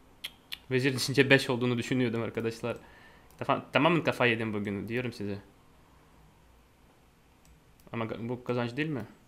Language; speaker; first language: Turkish; non-native, fluent; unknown